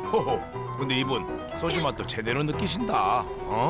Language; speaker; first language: Korean; native; Korean